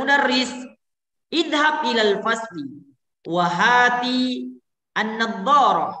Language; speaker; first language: Arabic; non-native, fluent; Indonesian